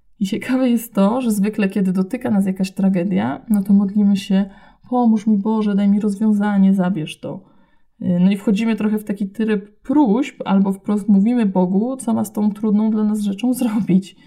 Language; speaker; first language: Polish; native; Polish